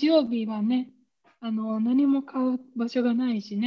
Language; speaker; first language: Japanese; non-native, learner; German